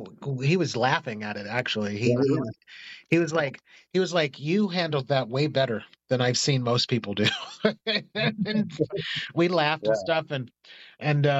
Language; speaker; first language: English; native; English